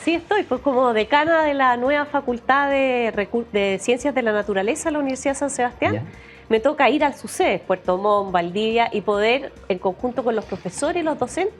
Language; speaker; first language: Spanish; native; Spanish